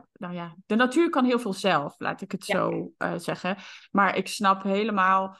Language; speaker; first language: Dutch; native; Dutch